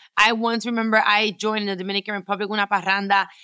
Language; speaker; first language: English; early bilingual, other home language; Spanish